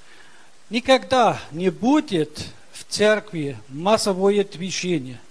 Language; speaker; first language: Russian; early bilingual, heritage; Russian